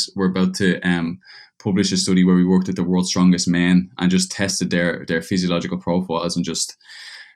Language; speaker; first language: English; native; English